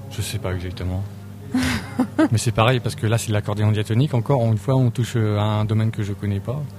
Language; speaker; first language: French; native; French